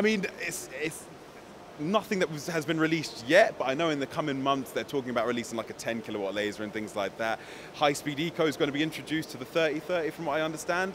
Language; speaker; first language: English; native; English